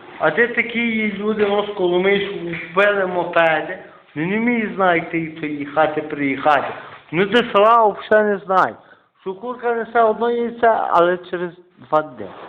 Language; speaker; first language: Ukrainian; native; Ukrainian